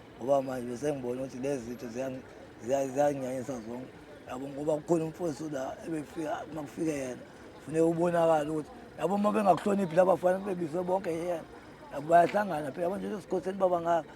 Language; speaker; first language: Zulu; non-native, local second language; Xhosa